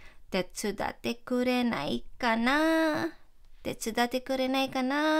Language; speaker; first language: Japanese; non-native, fluent; Filipino